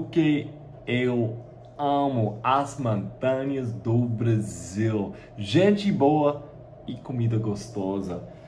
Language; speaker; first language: Portuguese; non-native, fluent; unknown